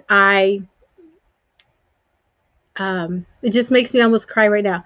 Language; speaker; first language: English; native; English